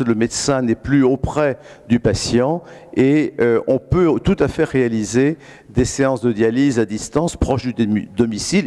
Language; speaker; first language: French; native; French